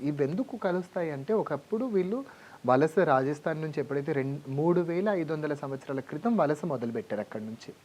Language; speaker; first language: Telugu; non-native, local second language; Lambadi